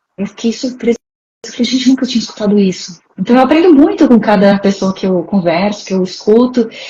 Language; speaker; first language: Portuguese; native; Portuguese